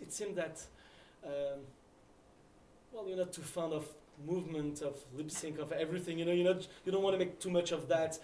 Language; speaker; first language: English; non-native, fluent; French